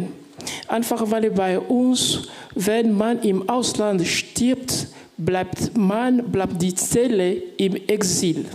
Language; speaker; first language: German; non-native, fluent; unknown